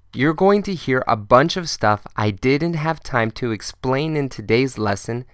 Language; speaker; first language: English; native; English